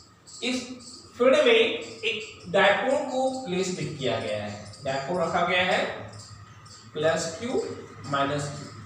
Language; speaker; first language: Hindi; native; Hindi